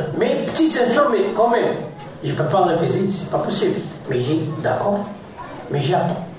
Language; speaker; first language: French; non-native, learner; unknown